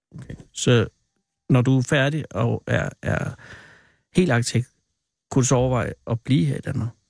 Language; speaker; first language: Danish; native; Danish